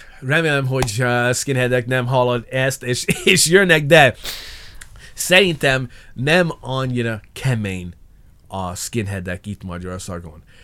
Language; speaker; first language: Hungarian; non-native, learner; English